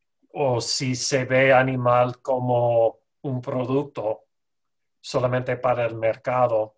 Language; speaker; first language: Spanish; non-native, fluent; English